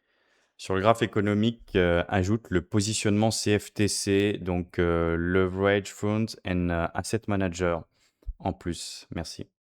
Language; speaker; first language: French; native; French